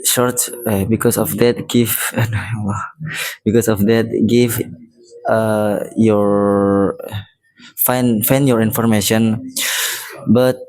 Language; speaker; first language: English; non-native, learner; Indonesian